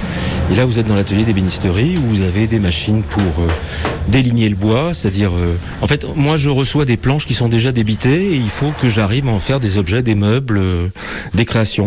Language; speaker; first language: French; native; French